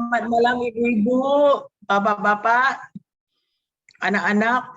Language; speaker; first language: Indonesian; non-native, learner; Filipino